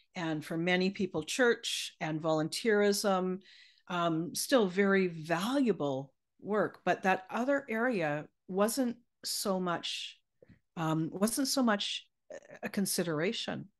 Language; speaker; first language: English; native; English